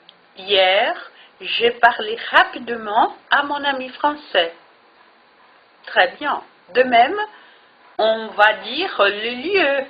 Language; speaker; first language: French; non-native, fluent; Portuguese